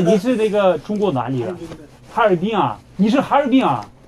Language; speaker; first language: Chinese; non-native, fluent; Russian